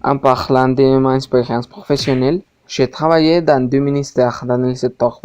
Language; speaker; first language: French; non-native, learner; Spanish